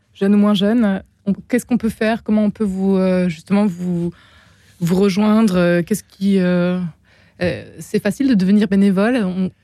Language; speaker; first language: French; native; French